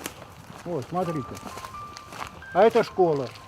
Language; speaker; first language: Russian; native; Russian